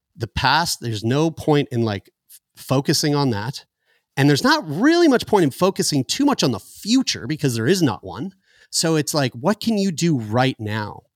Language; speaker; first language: English; native; English